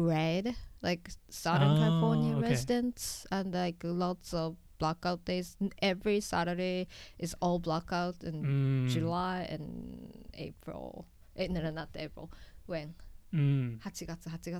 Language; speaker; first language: English; non-native, learner; Japanese